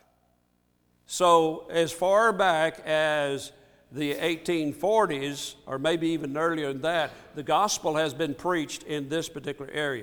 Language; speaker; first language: English; native; English